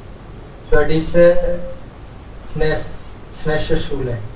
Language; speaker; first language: German; non-native, learner; Hindi